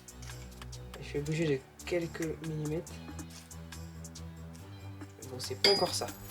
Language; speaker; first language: French; native; French